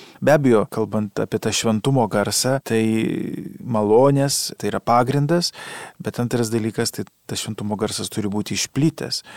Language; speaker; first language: Lithuanian; native; Lithuanian